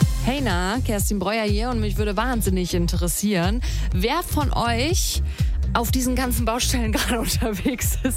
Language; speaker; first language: German; native; German